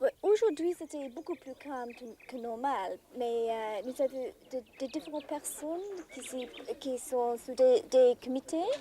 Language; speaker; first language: French; non-native, fluent; English